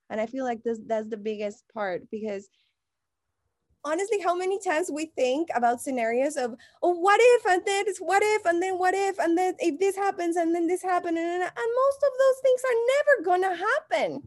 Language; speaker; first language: English; non-native, fluent; Spanish